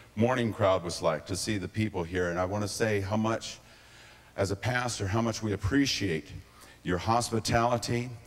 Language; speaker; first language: English; native; English